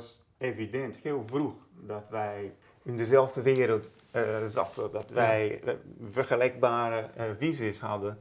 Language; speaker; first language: Dutch; non-native, fluent; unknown